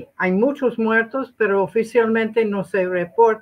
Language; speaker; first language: Spanish; non-native, fluent; English